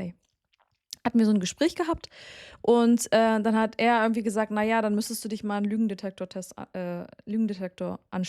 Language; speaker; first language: German; native; German